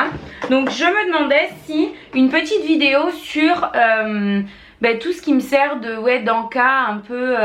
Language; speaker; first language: French; native; French